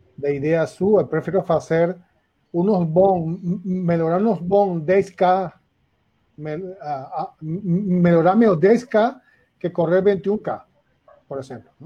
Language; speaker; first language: Spanish; non-native, learner; Portuguese